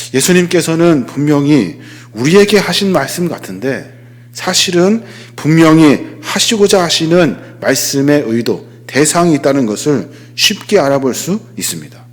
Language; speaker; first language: Korean; native; Korean